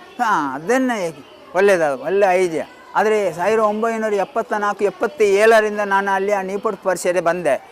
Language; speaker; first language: Kannada; non-native, local second language; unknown